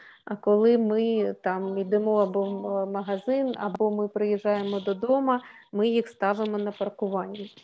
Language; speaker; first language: Ukrainian; native; Ukrainian